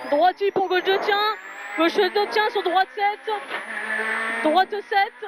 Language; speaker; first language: French; native; French